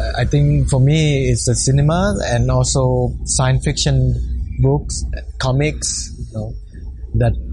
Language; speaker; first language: English; non-native, fluent; Thai